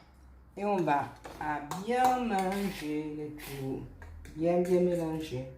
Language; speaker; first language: French; non-native, fluent; Italian